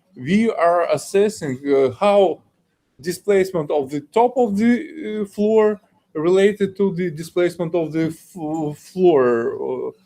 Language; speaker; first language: English; non-native, fluent; Ukrainian